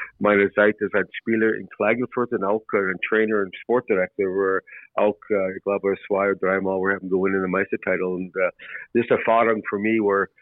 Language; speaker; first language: German; non-native, learner; English